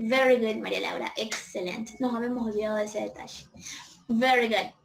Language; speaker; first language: Spanish; native; Spanish